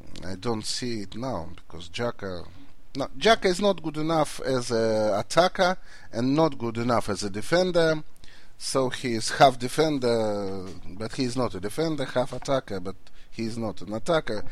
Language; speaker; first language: English; non-native, fluent; Russian